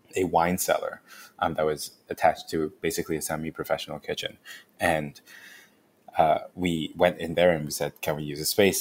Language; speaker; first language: English; non-native, local second language; Cantonese